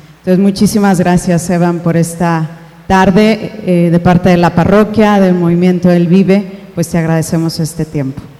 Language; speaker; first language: Spanish; native; Spanish